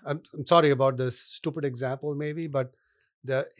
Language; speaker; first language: English; non-native, local second language; Hindi